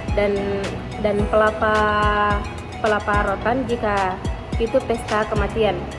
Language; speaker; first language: Indonesian; non-native, local second language; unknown